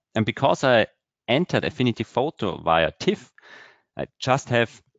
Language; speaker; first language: English; non-native, fluent; German